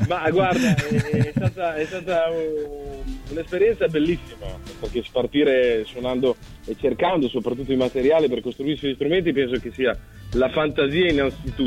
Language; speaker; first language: Italian; native; Italian